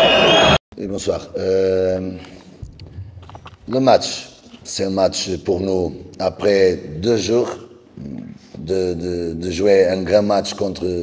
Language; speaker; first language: French; non-native, learner; Portuguese